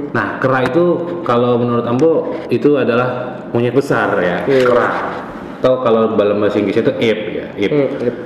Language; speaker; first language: Indonesian; non-native, local second language; Minangkabau